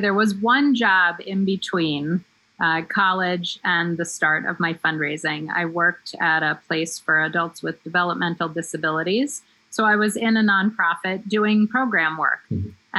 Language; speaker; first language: English; native; English